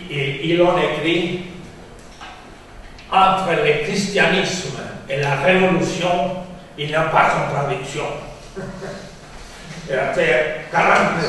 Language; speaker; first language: French; non-native, fluent; Spanish